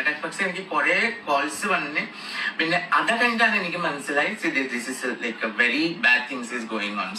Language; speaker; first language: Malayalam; non-native, fluent; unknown